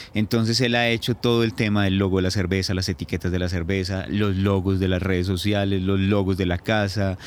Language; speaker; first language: Spanish; native; Spanish